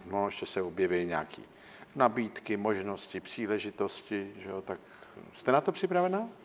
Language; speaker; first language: Czech; native; Czech